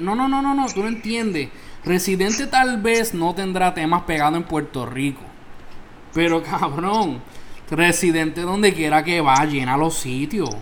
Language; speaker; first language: Spanish; native; Spanish